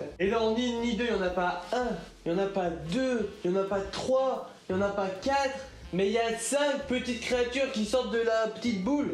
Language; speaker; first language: French; native; French